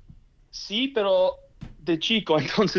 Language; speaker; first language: Spanish; early bilingual, heritage; English